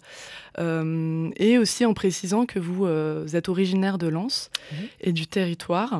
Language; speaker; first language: French; native; French